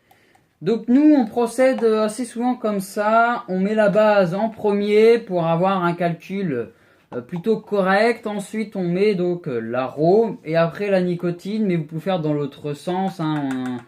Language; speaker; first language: French; native; French